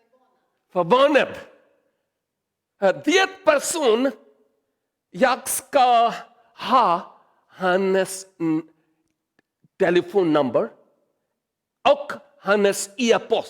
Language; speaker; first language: Swedish; non-native, learner; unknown